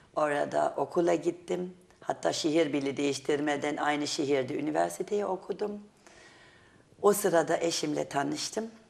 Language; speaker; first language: Turkish; non-native, fluent; German